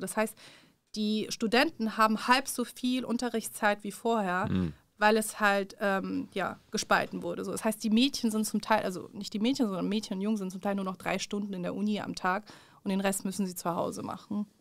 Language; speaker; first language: German; early bilingual, other home language; Persian